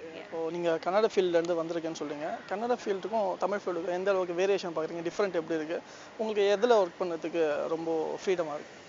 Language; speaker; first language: Tamil; native; Tamil